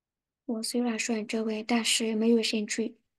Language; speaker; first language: Chinese; non-native, learner; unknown